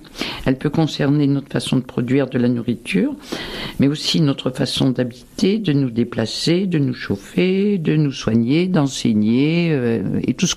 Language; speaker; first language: French; native; French